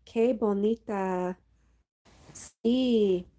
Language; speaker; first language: Spanish; non-native, learner; English